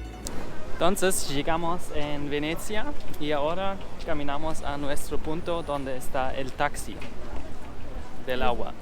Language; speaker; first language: Spanish; non-native, learner; German